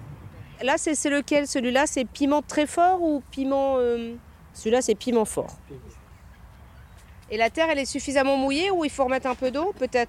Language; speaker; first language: French; native; French